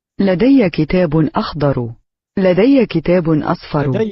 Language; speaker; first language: Arabic; non-native, learner; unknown